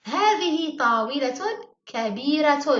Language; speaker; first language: Arabic; early bilingual, heritage; Arabic